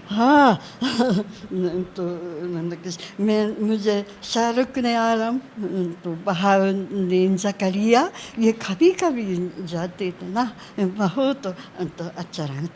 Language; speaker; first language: Hindi; non-native, learner; Japanese